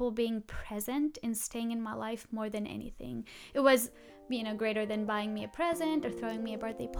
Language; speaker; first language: English; non-native, fluent; Arabic